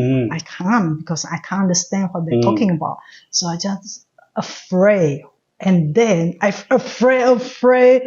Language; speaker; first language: English; non-native, learner; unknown